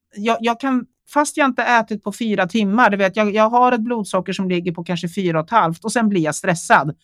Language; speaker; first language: Swedish; native; Swedish